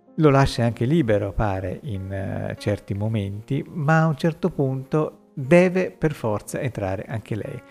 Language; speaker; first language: Italian; native; Italian